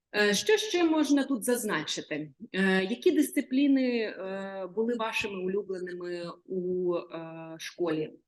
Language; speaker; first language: Ukrainian; native; Ukrainian